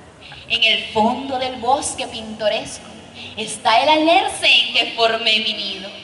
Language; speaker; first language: Spanish; native; Spanish